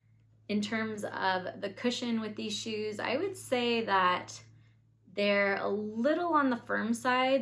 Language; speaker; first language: English; native; English